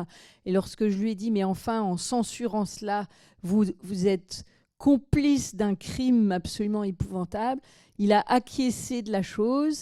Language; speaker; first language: French; native; French